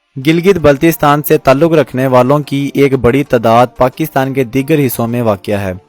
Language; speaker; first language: Urdu; non-native, local second language; Balti